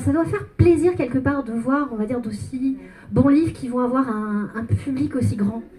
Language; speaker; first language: French; native; French